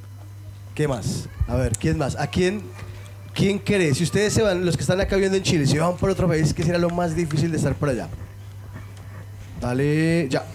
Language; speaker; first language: Spanish; native; Spanish